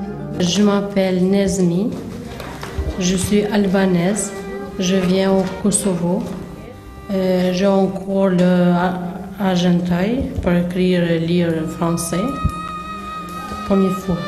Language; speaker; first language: French; non-native, learner; Albanian